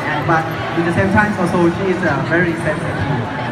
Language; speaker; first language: English; non-native, learner; Thai